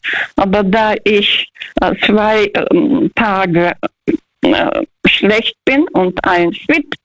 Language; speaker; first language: German; non-native, fluent; Russian